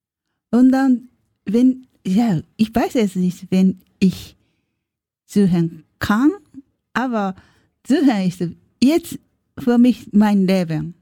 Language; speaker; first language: German; non-native, learner; Japanese